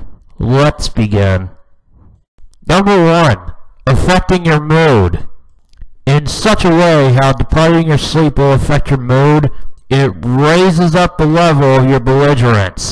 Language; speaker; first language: English; native; English